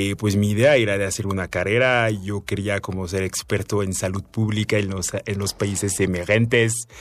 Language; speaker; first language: Spanish; non-native, fluent; French